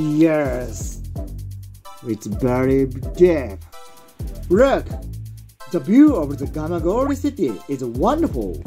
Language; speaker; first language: English; non-native, learner; Japanese